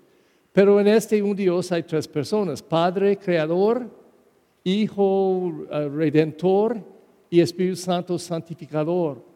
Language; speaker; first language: Spanish; non-native, fluent; English